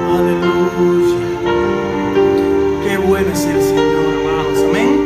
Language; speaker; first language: Spanish; native; Spanish